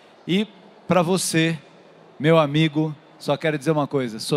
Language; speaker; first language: Portuguese; native; Portuguese